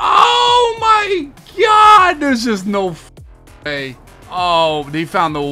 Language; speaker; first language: English; native; English